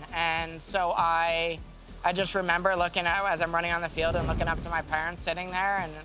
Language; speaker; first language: English; native; English